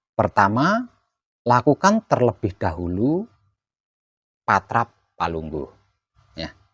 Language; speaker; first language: Indonesian; non-native, local second language; Javanese